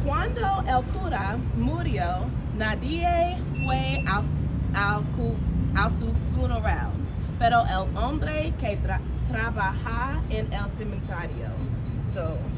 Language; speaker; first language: Spanish; non-native, learner; English